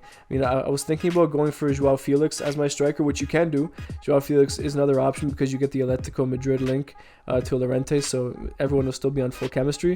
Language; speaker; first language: English; native; English